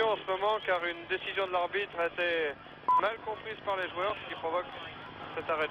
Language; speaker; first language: French; native; French